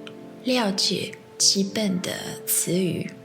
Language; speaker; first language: Chinese; non-native, fluent; French